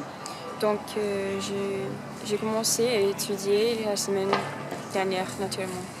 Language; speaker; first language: French; non-native, learner; English